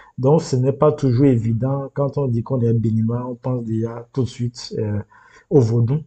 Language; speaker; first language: French; non-native, local second language; Yoruba